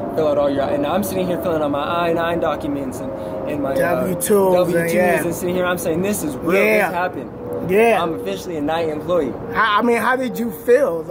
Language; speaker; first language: English; native; English